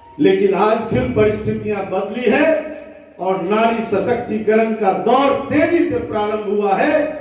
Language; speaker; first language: Hindi; native; Hindi